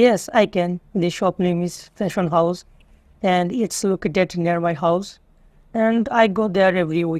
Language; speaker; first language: English; non-native, learner; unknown